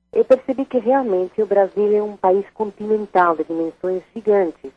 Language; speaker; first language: Portuguese; non-native, fluent; Spanish